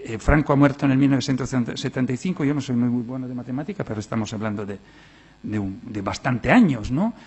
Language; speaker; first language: Spanish; non-native, fluent; Italian